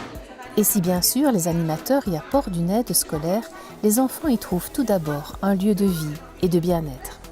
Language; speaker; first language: French; native; French